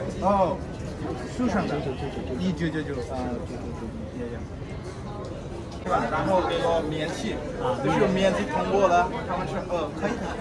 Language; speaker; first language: Chinese; non-native, fluent; Bangla